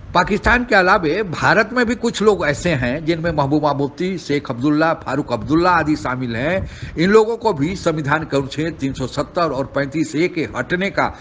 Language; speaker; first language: Hindi; native; Hindi